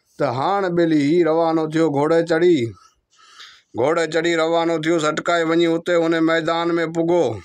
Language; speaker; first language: Sindhi; non-native, local second language; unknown